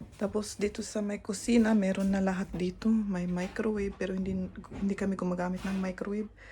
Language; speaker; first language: Filipino; native; Filipino